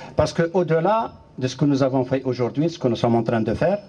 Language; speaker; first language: French; non-native, local second language; Arabic